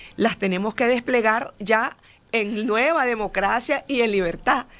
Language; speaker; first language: Spanish; native; Spanish